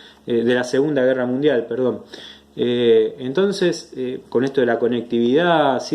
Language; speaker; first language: Spanish; native; Spanish